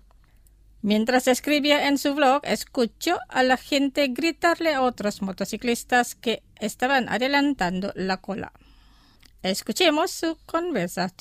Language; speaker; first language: Spanish; non-native, fluent; Indonesian